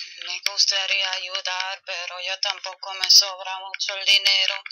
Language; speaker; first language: Spanish; non-native, learner; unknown